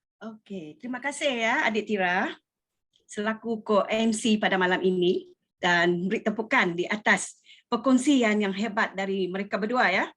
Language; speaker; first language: Malay; non-native, local second language; Iban